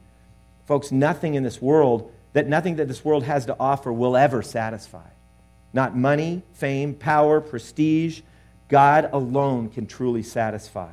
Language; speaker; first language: English; native; English